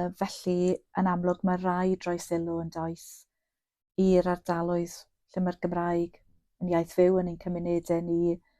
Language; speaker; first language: Welsh; non-native, local second language; English